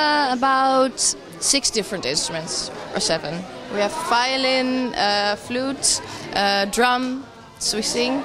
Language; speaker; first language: English; non-native, fluent; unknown